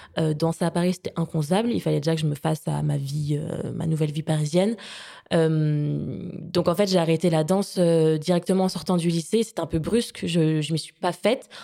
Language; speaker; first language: French; native; French